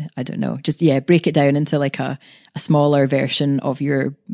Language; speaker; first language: English; native; English